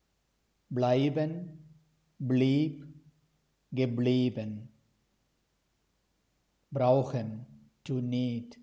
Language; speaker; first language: German; non-native, fluent; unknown